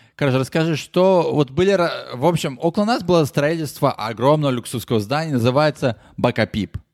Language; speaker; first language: Russian; early bilingual, heritage; Russian